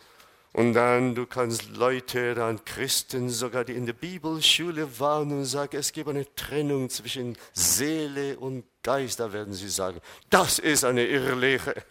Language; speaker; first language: German; non-native, fluent; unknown